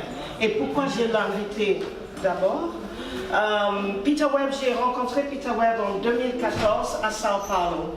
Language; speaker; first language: French; non-native, fluent; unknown